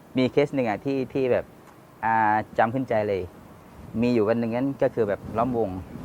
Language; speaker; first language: Thai; non-native, local second language; Pattani Malay